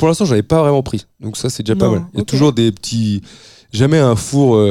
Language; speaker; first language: French; native; French